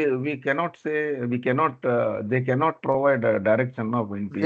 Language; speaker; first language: English; non-native, learner; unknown